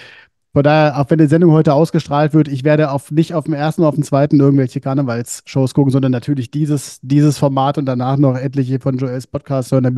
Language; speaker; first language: German; native; German